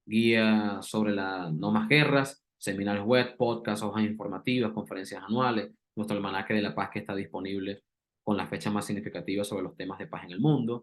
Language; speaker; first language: Spanish; native; Spanish